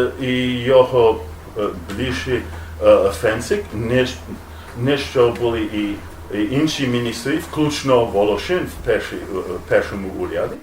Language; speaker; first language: Ukrainian; non-native, learner; English